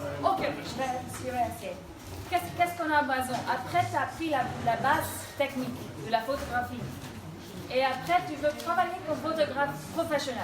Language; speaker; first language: French; non-native, fluent; Dutch